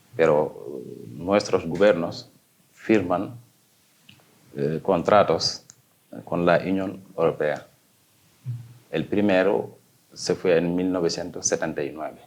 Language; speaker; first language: Spanish; non-native, fluent; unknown